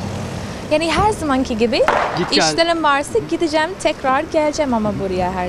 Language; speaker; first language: Turkish; non-native, fluent; English